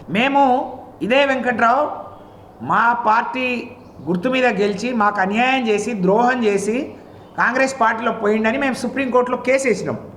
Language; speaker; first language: Telugu; non-native, local second language; Lambadi